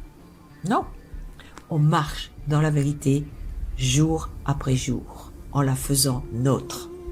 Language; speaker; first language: French; native; French